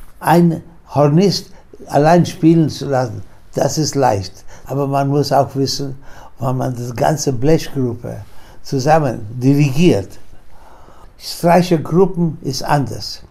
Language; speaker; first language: German; non-native, fluent; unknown